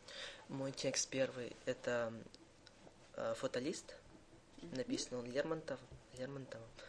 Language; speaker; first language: Russian; early bilingual, heritage; Russian